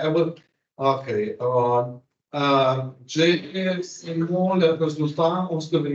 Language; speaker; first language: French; non-native, learner; Slovenian